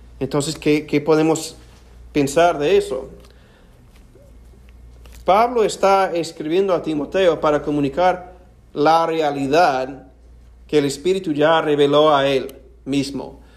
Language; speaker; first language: Spanish; non-native, fluent; English